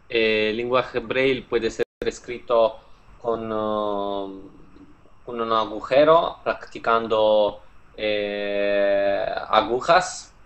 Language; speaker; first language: Spanish; non-native, fluent; Italian